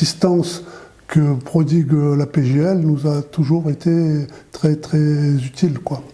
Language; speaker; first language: French; native; French